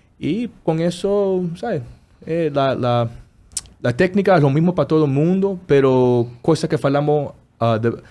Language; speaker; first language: Portuguese; non-native, learner; Spanish